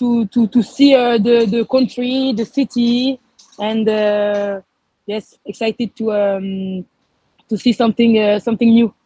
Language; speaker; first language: English; non-native, learner; French